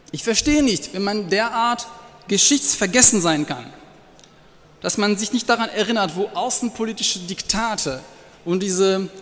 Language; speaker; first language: German; non-native, fluent; French